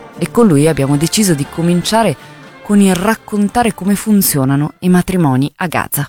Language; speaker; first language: Italian; native; Italian